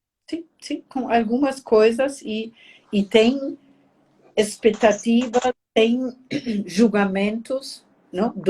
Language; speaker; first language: Portuguese; non-native, fluent; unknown